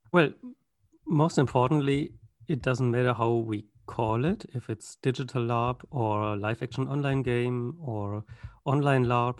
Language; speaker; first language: English; non-native, fluent; German